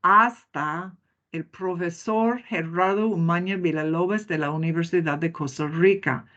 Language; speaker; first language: Spanish; non-native, fluent; English